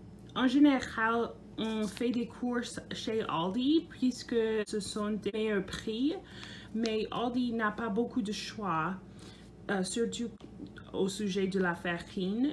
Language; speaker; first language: French; non-native, fluent; English